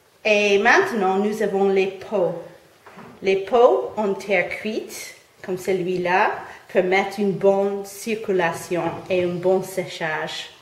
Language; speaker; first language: French; non-native, fluent; English